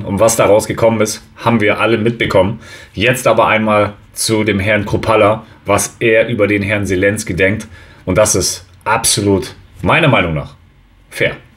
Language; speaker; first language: German; native; German